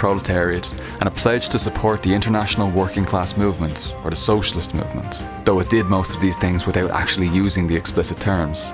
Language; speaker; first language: English; native; English